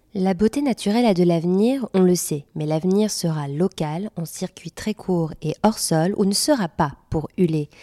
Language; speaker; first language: French; native; French